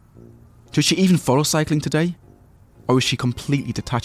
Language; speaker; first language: English; native; English